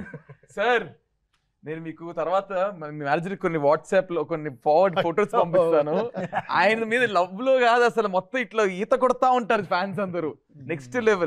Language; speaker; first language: Telugu; native; Telugu